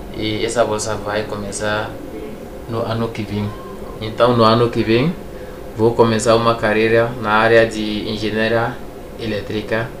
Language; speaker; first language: Portuguese; non-native, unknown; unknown